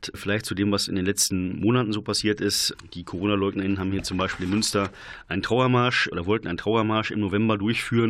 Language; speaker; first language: German; native; German